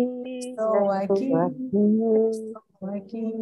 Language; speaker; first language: Spanish; non-native, learner; Portuguese